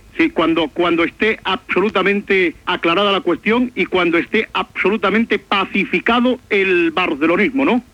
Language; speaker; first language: Spanish; native; Spanish